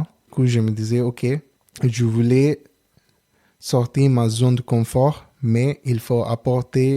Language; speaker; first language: French; non-native, learner; Telugu